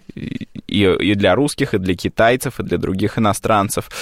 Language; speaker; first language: Russian; native; Russian